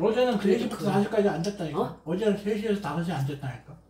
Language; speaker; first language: Korean; native; Korean